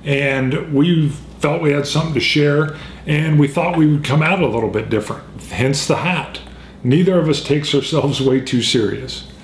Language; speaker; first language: English; native; English